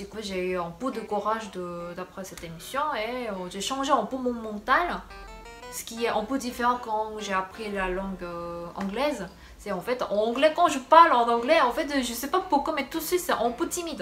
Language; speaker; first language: French; non-native, fluent; Korean